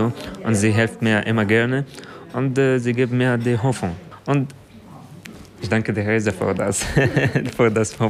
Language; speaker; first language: German; non-native, learner; Arabic